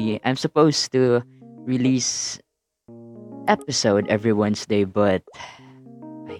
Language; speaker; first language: English; non-native, local second language; Cebuano